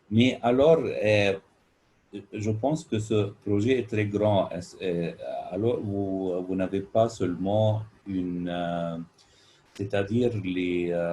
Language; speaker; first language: French; non-native, learner; Arabic